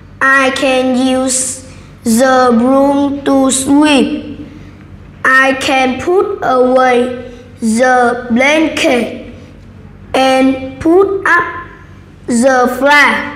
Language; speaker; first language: English; non-native, learner; Vietnamese